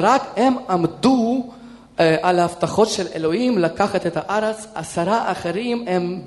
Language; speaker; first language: Hebrew; non-native, fluent; Russian